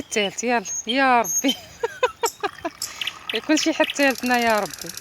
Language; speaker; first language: Arabic; native; Arabic